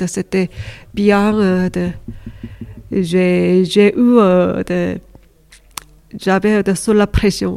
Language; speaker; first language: French; non-native, learner; Korean